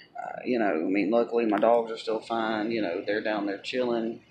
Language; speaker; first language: English; native; English